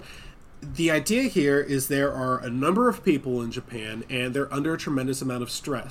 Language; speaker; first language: English; native; English